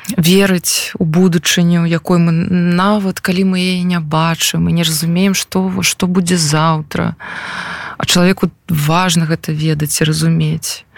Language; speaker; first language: Belarusian; non-native, local second language; Russian